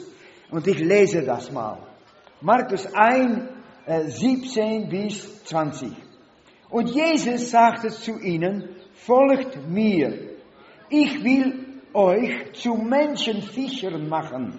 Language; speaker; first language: German; non-native, learner; Dutch